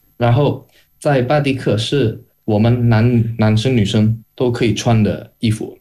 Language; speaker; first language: Chinese; non-native, fluent; Indonesian